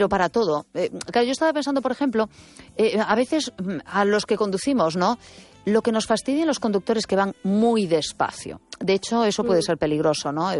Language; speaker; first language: Spanish; native; Spanish